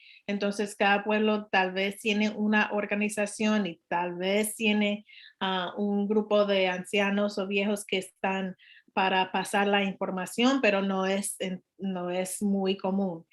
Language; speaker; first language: Spanish; non-native, learner; English